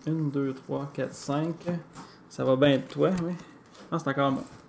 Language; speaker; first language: French; native; French